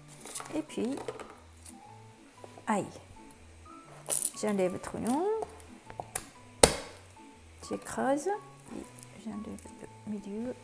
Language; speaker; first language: French; non-native, fluent; Japanese